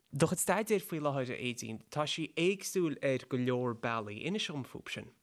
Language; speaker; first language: Irish; native; Irish